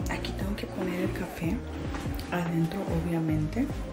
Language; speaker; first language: Spanish; early bilingual, heritage; Spanish